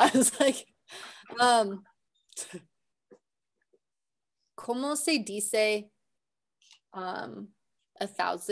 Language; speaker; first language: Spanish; non-native, learner; English